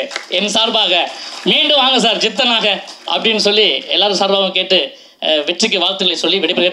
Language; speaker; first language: Tamil; native; Tamil